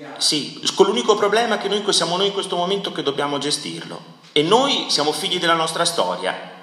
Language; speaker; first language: Italian; native; Italian